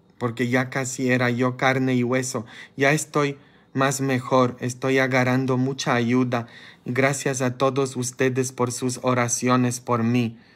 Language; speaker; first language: Spanish; non-native, fluent; Polish